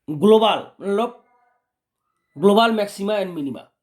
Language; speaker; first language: Hindi; non-native, local second language; Bangla